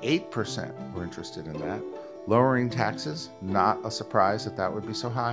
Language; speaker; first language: English; native; English